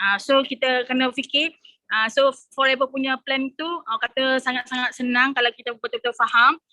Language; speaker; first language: Malay; native; Malay